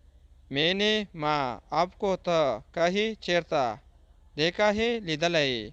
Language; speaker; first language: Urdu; non-native, fluent; Pashto